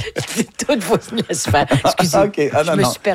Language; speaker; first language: French; native; French